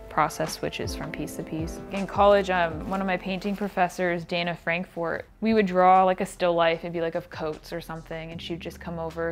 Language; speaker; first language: English; native; English